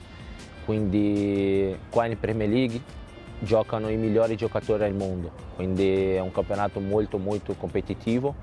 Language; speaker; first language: Italian; non-native, fluent; Portuguese